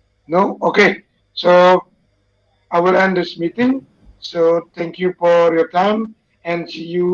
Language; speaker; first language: English; non-native, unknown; Indonesian